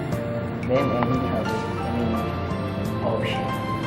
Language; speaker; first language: English; non-native, local second language; Swahili